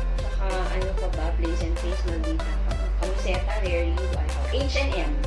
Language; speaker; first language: Filipino; non-native, local second language; Iloko